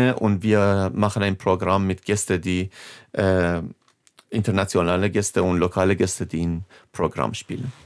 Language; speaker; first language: German; non-native, fluent; Persian